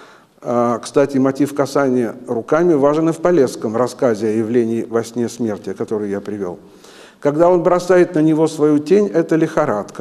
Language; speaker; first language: Russian; native; Russian